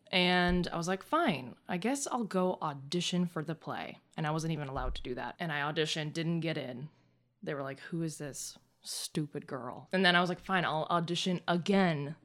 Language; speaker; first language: English; early bilingual, other home language; Russian